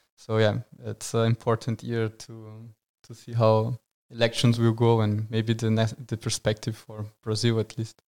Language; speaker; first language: English; non-native, fluent; Portuguese